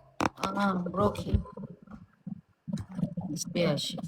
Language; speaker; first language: Italian; non-native, learner; Thai